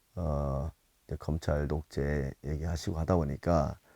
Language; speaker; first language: Korean; native; Korean